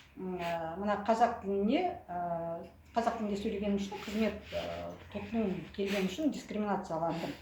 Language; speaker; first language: Kazakh; native; Kazakh